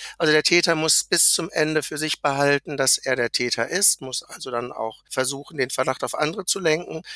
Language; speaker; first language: German; native; German